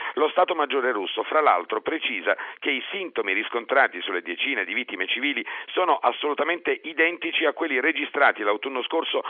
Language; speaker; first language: Italian; native; Italian